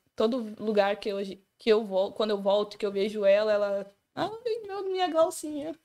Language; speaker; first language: Portuguese; native; Portuguese